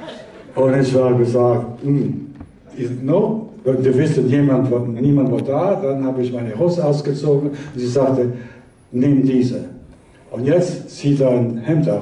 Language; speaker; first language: German; early bilingual, heritage; Italian